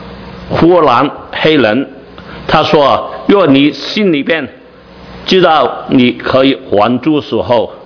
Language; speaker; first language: Chinese; non-native, learner; Cantonese